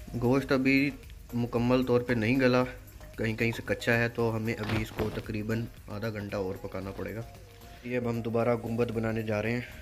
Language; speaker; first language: Urdu; non-native, local second language; Punjabi